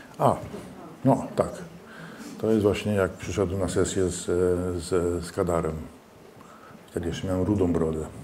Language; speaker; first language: Polish; early bilingual, heritage; Polish